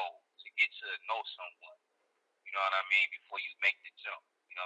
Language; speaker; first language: English; native; English